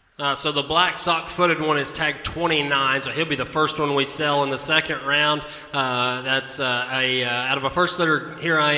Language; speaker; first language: English; native; English